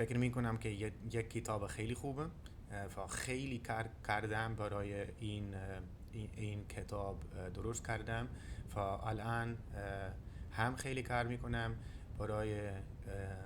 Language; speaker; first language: Persian; non-native, learner; Dutch